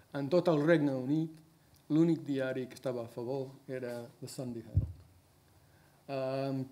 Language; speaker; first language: Catalan; non-native, fluent; English